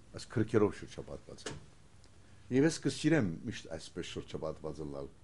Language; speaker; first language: Armenian; native; Armenian